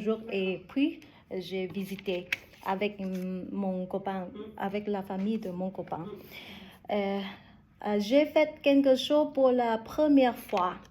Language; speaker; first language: French; non-native, learner; Vietnamese